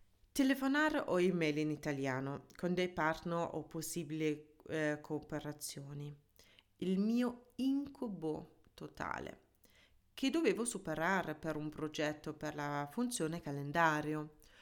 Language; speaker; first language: Italian; non-native, fluent; German